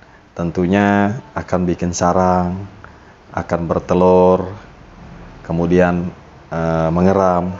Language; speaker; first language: Indonesian; native; Indonesian